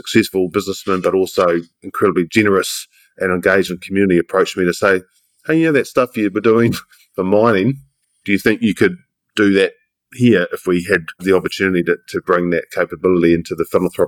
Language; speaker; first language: English; native; English